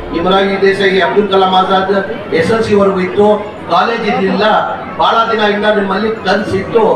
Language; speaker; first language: Kannada; non-native, local second language; Urdu